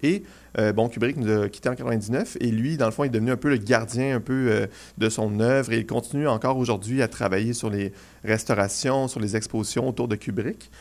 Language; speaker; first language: French; native; French